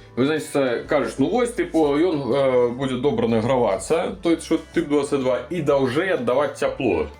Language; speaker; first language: Belarusian; native; Belarusian